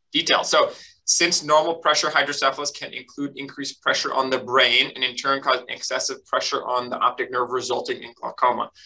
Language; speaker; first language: English; native; English